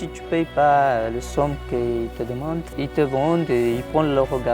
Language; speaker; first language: French; non-native, learner; Tigrinya